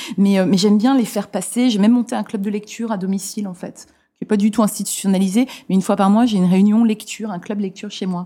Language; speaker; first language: French; native; French